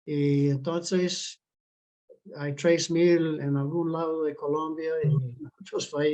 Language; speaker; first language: Spanish; non-native, fluent; English